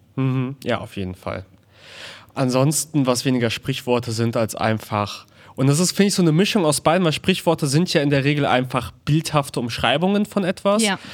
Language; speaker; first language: German; early bilingual, other home language; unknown